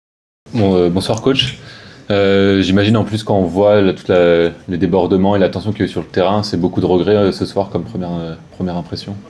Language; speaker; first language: French; native; French